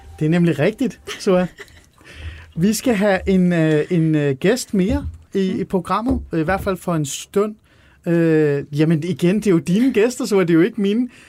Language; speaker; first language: Danish; early bilingual, other home language; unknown